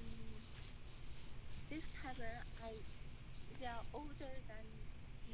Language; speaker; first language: English; non-native, learner; Chinese